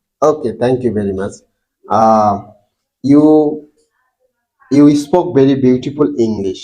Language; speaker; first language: English; non-native, fluent; Bangla